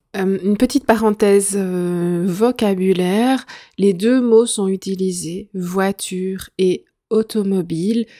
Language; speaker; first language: French; native; French